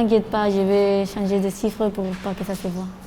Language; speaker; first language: French; non-native, learner; Spanish